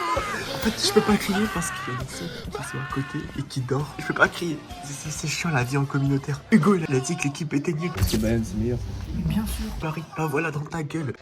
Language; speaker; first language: French; native; French